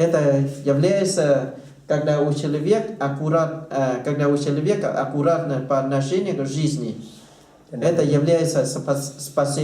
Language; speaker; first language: Russian; non-native, learner; Thai